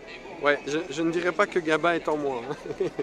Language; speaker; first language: French; native; French